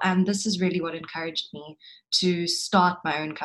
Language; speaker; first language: English; native; English